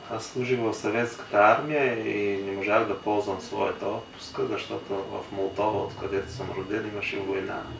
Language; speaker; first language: Bulgarian; early bilingual, heritage; Bulgarian